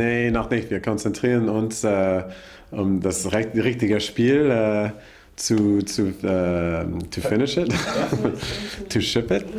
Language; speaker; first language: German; non-native, learner; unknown